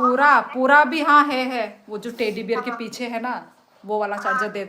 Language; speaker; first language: Hindi; non-native, local second language; Kok Borok